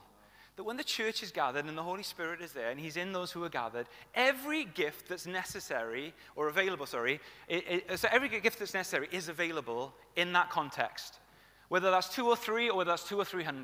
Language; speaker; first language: English; native; English